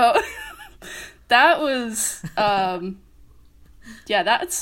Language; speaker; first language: English; native; English